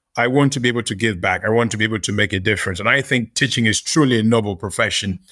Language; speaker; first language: English; non-native, local second language; Yoruba